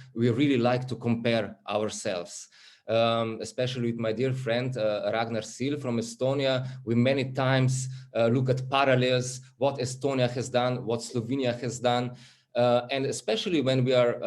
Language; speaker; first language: English; non-native, fluent; Slovenian